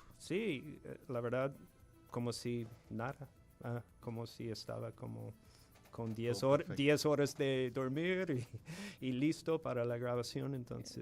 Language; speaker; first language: Spanish; non-native, fluent; English